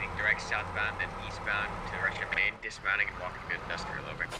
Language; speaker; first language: English; native; English